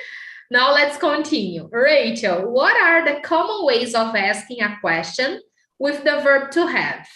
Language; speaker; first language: English; non-native, fluent; Portuguese